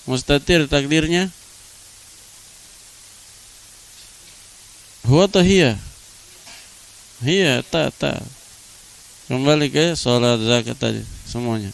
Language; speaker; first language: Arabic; non-native, fluent; Indonesian